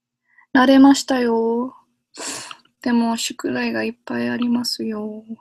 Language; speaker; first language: Japanese; non-native, fluent; English